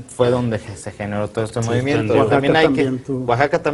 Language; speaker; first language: Spanish; native; Spanish